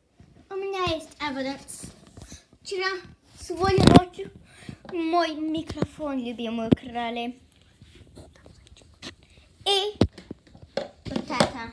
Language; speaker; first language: Russian; early bilingual, heritage; Russian